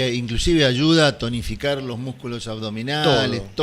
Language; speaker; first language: Spanish; native; Spanish